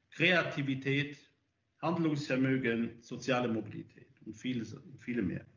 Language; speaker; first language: German; native; German